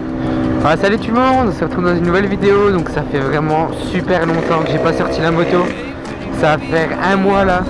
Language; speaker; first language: French; native; French